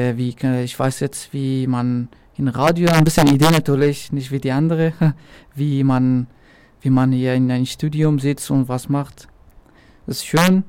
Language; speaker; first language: German; non-native, local second language; Arabic